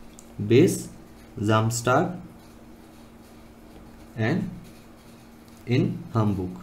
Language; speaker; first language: German; non-native, learner; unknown